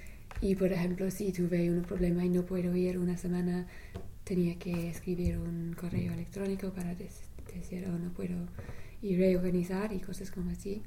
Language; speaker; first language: Spanish; non-native, fluent; English